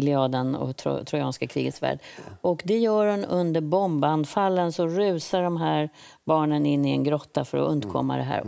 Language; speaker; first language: Swedish; native; Swedish